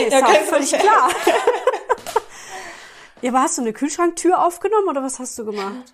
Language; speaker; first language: German; native; German